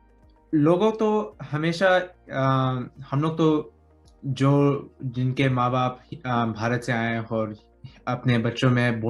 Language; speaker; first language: Hindi; early bilingual, heritage; Hindi